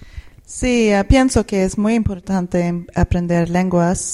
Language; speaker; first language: Spanish; non-native, fluent; Swedish